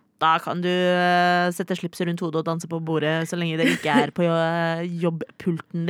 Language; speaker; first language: Norwegian; native; Norwegian